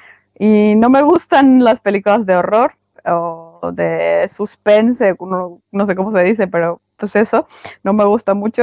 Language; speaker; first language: Spanish; non-native, fluent; Finnish